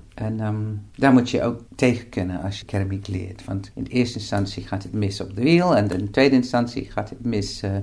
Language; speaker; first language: Dutch; non-native, fluent; English